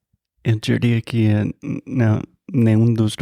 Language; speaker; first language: Portuguese; non-native, fluent; English